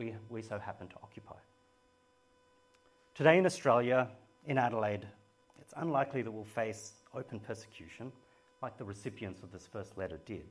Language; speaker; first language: English; native; English